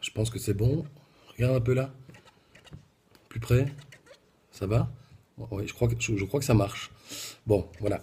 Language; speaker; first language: French; native; French